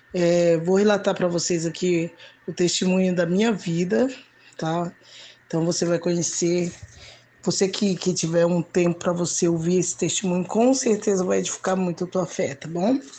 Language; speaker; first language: Portuguese; native; Portuguese